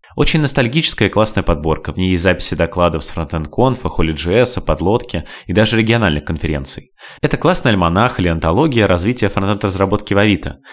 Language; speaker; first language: Russian; native; Russian